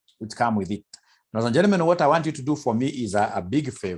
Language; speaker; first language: English; non-native, local second language; Swahili